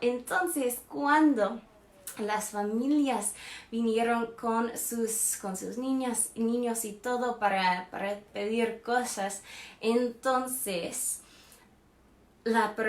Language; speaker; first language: Spanish; non-native, fluent; English